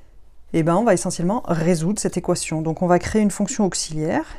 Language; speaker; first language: French; native; French